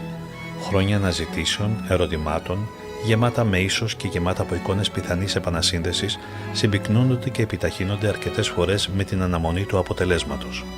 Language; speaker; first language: Greek; native; Greek